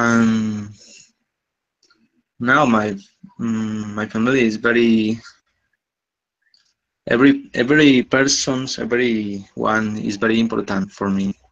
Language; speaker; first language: English; non-native, learner; Spanish